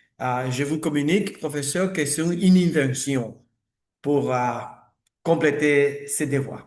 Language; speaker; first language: French; non-native, learner; Spanish